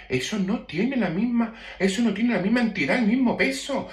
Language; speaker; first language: Spanish; native; Spanish